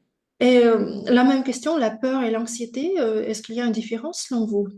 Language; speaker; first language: French; non-native, fluent; Russian